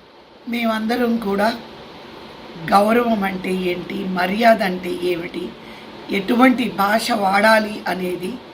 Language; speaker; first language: Telugu; native; Telugu